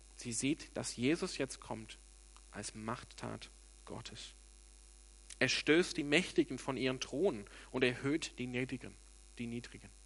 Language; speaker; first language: German; non-native, fluent; English